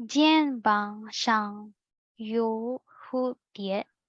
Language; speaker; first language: Chinese; non-native, learner; Filipino